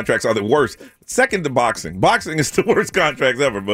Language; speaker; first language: English; native; English